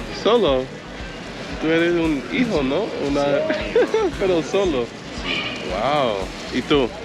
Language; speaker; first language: Spanish; non-native, learner; English